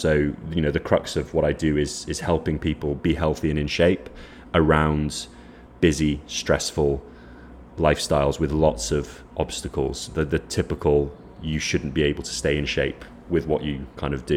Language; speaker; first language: English; native; English